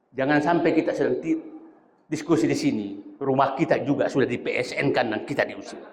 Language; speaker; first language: Indonesian; non-native, local second language; Buginese